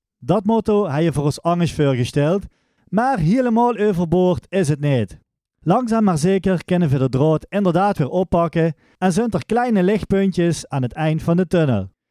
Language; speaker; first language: Dutch; non-native, local second language; Limburgish